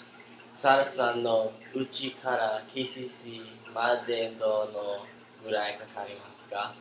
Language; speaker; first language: Japanese; non-native, learner; English